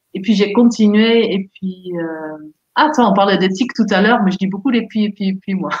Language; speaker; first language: French; non-native, fluent; Dutch